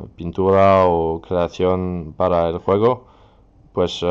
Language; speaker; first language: Spanish; non-native, learner; French